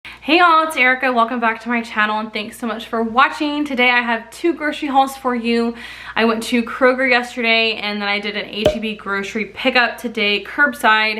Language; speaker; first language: English; native; English